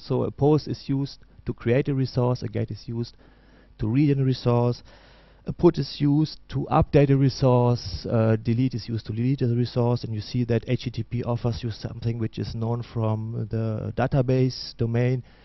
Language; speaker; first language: English; non-native, fluent; German